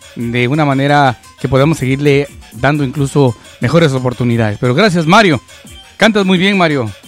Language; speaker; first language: Spanish; native; Spanish